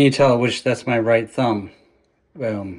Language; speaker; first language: English; native; English